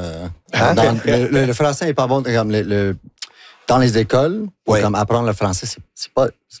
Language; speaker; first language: French; non-native, local second language; English